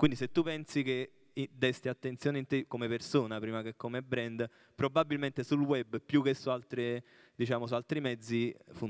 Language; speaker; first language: Italian; native; Italian